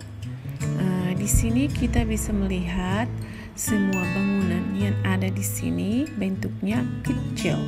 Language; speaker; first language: Indonesian; non-native, local second language; Tetum